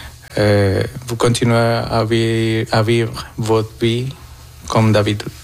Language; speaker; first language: French; non-native, fluent; Spanish